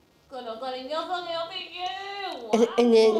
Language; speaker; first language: Spanish; native; Spanish